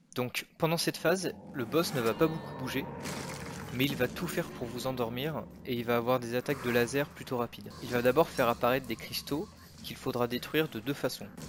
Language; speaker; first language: French; native; French